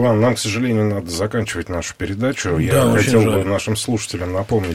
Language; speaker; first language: Russian; native; Russian